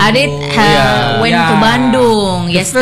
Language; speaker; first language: English; non-native, learner; Indonesian